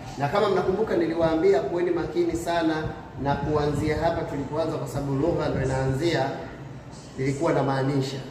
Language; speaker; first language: Swahili; native; Swahili